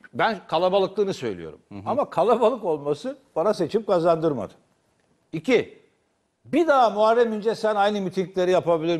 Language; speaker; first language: Turkish; native; Turkish